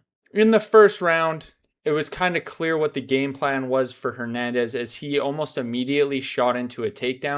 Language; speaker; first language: English; native; English